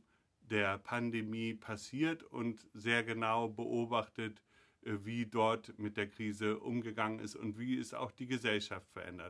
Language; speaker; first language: German; native; German